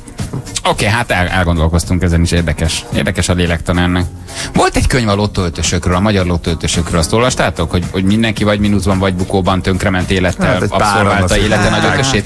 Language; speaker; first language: Hungarian; native; Hungarian